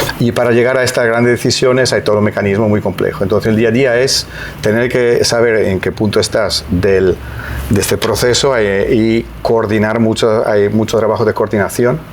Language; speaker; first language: Spanish; non-native, fluent; Italian